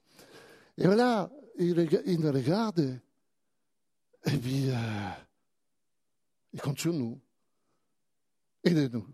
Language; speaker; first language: French; native; French